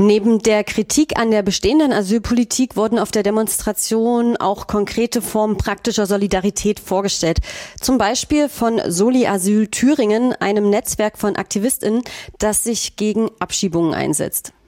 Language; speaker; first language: German; native; German